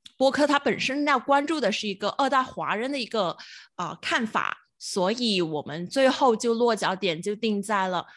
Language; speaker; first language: Chinese; non-native, local second language; Cantonese